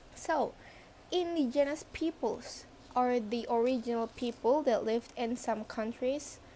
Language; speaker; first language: English; non-native, fluent; Indonesian